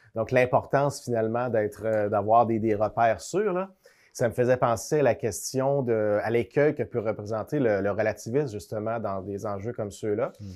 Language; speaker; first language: French; native; French